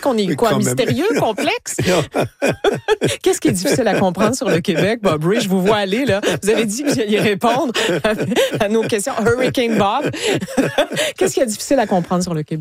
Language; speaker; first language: French; native; French